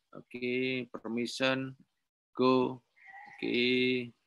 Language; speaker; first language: English; non-native, learner; Indonesian